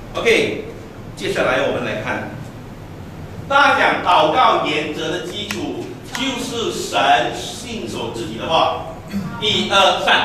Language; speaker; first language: Chinese; native; Chinese